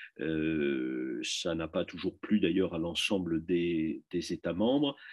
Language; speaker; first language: French; native; French